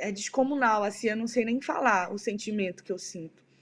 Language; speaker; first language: Portuguese; native; Portuguese